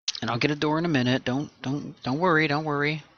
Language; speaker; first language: English; native; English